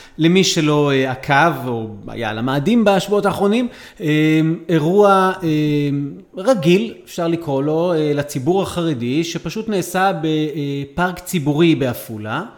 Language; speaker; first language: Hebrew; native; Hebrew